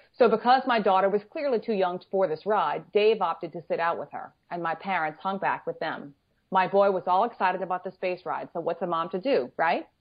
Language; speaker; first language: English; native; English